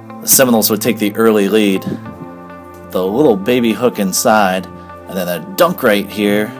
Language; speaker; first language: English; native; English